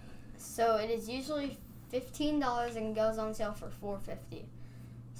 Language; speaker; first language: English; native; English